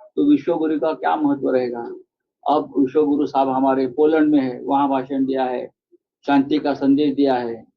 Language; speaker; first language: Hindi; non-native, local second language; Marathi